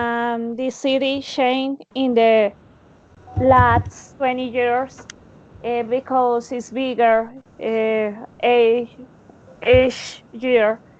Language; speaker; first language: English; non-native, learner; Spanish